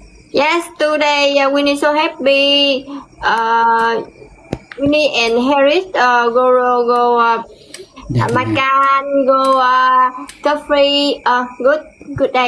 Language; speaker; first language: English; non-native, learner; Vietnamese